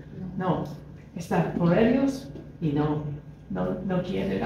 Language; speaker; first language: Spanish; non-native, fluent; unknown